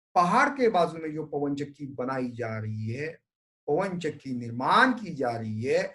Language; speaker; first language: Hindi; non-native, local second language; Marathi